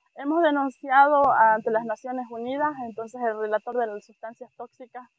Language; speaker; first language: Spanish; native; Spanish